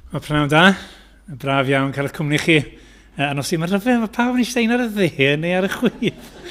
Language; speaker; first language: Welsh; native; Welsh